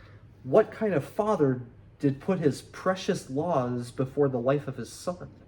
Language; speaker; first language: English; native; English